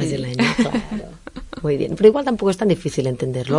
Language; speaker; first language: Spanish; native; Spanish